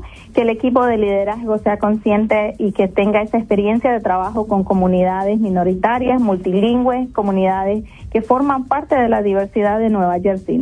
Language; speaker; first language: Spanish; native; Spanish